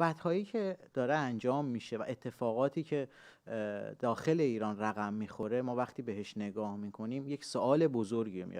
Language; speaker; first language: Persian; native; Persian